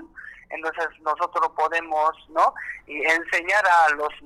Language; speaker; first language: Spanish; non-native, learner; Korean